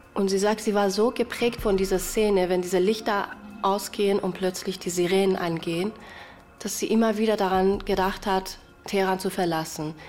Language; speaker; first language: German; early bilingual, other home language; Persian